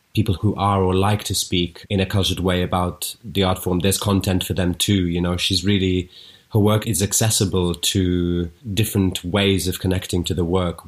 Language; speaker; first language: English; native; English